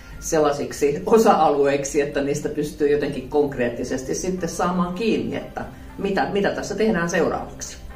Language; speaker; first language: Finnish; native; Finnish